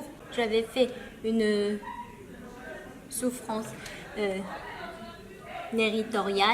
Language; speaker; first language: French; early bilingual, other home language; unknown